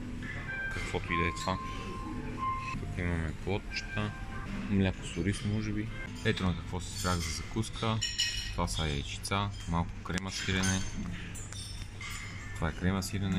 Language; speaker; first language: Bulgarian; native; Bulgarian